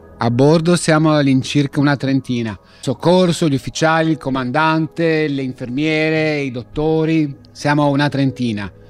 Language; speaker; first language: Italian; native; Italian